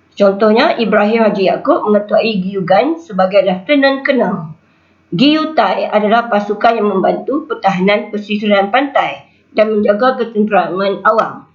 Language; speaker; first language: Malay; native; Malay